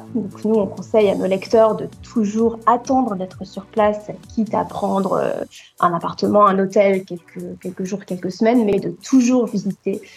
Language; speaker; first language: French; native; French